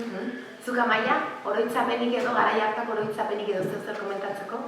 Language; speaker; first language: Basque; native; Basque